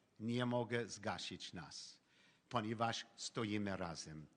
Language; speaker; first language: Polish; non-native, learner; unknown